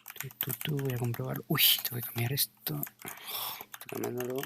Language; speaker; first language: Spanish; native; Spanish